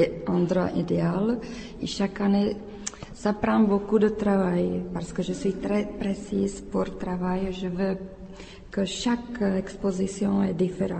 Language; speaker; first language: French; non-native, learner; Czech